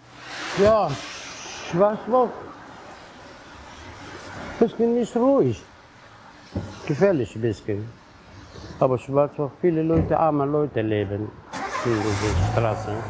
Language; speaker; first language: German; non-native, learner; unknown